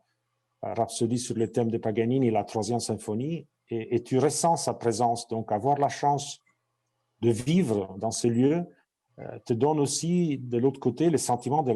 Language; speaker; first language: French; non-native, fluent; Italian